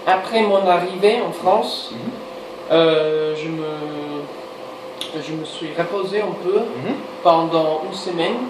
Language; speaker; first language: French; non-native, learner; English